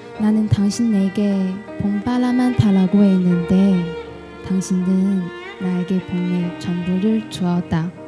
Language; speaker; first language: Korean; non-native, fluent; Chinese